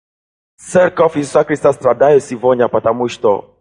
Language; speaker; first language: Russian; non-native, fluent; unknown